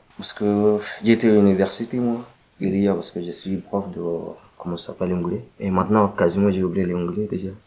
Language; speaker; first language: French; non-native, learner; Arabic